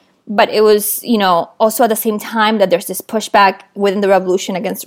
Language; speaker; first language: English; native; English